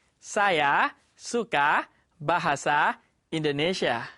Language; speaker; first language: Indonesian; non-native, fluent; Thai